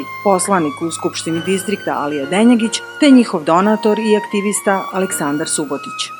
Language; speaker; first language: Bosnian; native; Bosnian